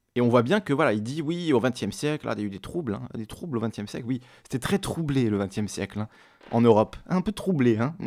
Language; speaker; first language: French; native; French